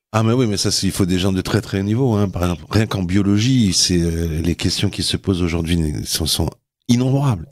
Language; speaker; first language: French; native; French